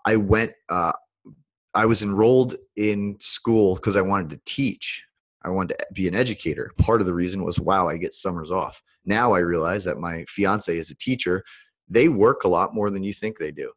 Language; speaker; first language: English; native; English